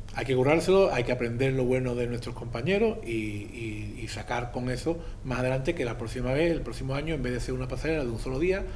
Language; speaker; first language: Spanish; native; Spanish